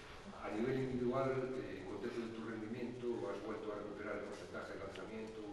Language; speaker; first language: Spanish; native; Spanish